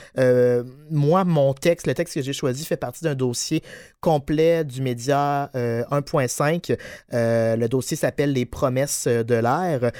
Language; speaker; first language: French; native; French